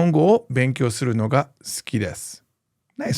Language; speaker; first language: Japanese; non-native, fluent; English